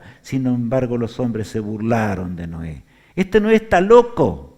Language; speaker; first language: Spanish; native; Spanish